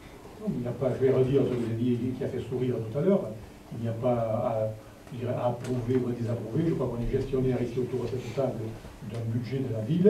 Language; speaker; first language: French; native; French